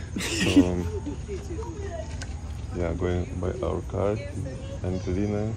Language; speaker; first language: English; non-native, learner; Russian